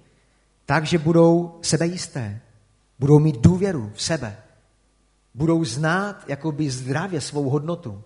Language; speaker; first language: Czech; native; Czech